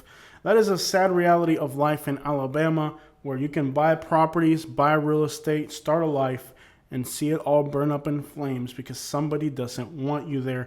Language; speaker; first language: English; native; English